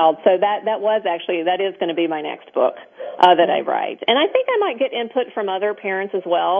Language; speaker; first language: English; native; English